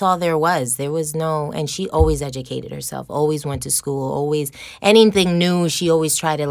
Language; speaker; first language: English; native; English